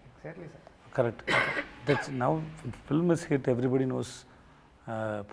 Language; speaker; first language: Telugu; non-native, learner; Tamil